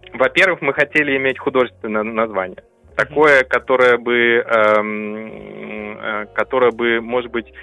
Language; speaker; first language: Russian; non-native, local second language; German